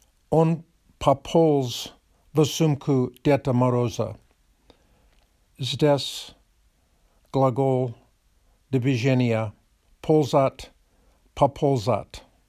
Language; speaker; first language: Russian; non-native, learner; English